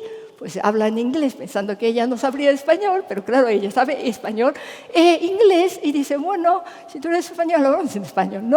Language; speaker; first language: Spanish; non-native, fluent; Japanese